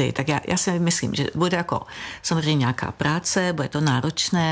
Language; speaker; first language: Czech; native; Czech